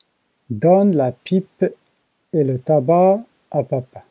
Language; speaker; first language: French; non-native, learner; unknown